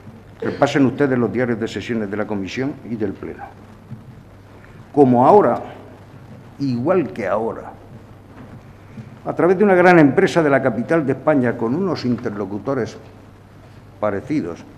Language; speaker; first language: Spanish; native; Spanish